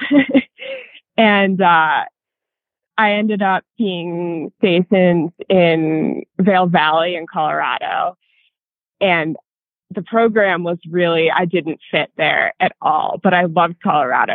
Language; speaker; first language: English; native; English